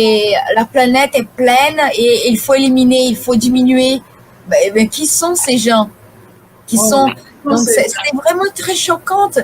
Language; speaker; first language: French; non-native, fluent; Portuguese